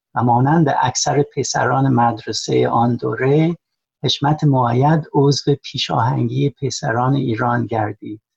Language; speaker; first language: Persian; non-native, fluent; English